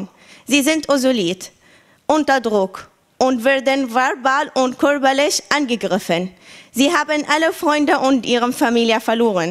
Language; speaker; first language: German; non-native, learner; Arabic